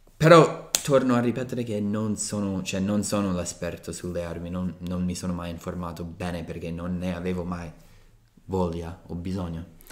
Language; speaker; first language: Italian; non-native, fluent; English